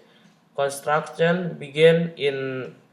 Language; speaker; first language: English; non-native, learner; Indonesian